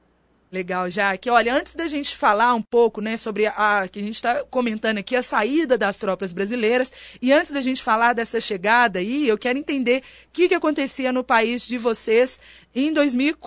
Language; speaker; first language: Portuguese; native; Portuguese